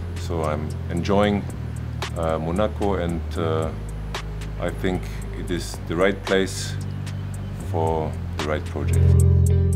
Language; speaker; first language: English; non-native, learner; Croatian